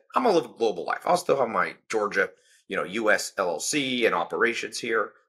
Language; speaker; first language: English; native; English